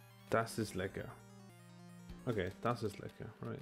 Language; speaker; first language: German; non-native, learner; English